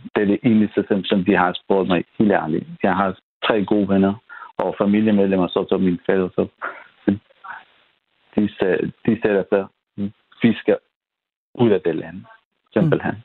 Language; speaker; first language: Danish; non-native, fluent; Persian